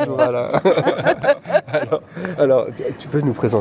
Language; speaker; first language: French; native; French